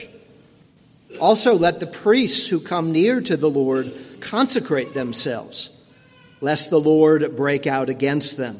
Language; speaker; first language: English; native; English